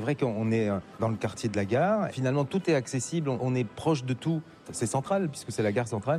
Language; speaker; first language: French; native; French